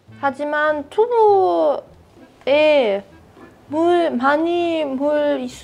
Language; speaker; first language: Korean; non-native, learner; German